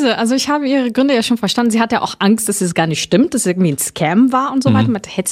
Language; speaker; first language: German; non-native, fluent; Portuguese